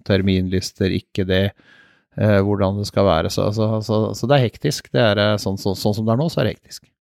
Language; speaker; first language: Norwegian; native; Norwegian